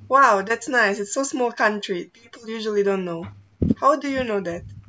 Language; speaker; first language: English; non-native, fluent; Bosnian